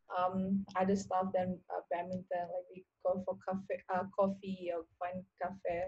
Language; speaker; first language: English; non-native, learner; Indonesian